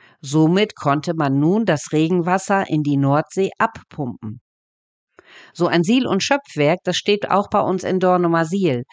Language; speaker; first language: German; native; German